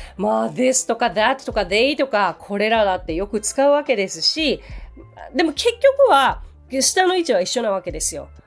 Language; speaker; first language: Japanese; native; Japanese